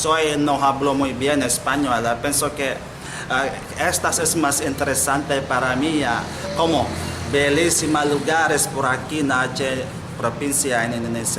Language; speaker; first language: Spanish; non-native, learner; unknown